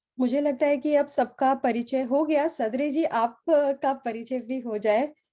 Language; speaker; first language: Hindi; native; Hindi